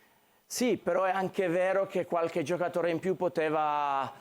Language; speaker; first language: Italian; native; Italian